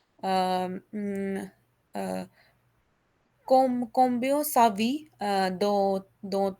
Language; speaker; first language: French; non-native, learner; Hindi